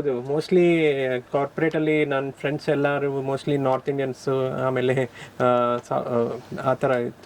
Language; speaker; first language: Kannada; non-native, learner; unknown